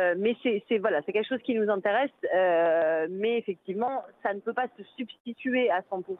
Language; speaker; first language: French; native; French